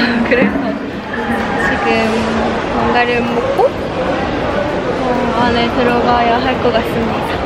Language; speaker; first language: Korean; non-native, fluent; Japanese